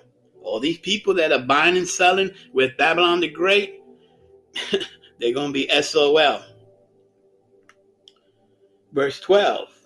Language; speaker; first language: English; native; English